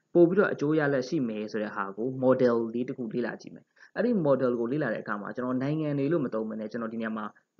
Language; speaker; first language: Burmese; native; Burmese